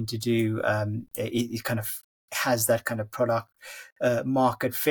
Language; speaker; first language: English; non-native, local second language; Sinhala